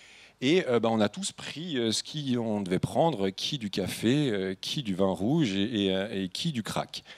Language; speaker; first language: French; native; French